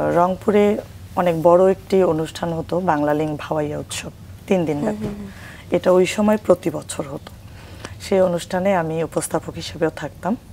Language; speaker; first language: Bangla; native; Bangla